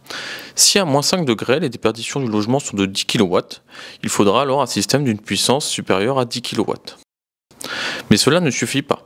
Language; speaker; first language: French; native; French